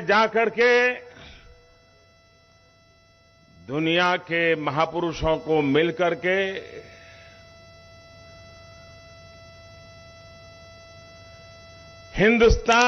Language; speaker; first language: Hindi; non-native, local second language; Gujarati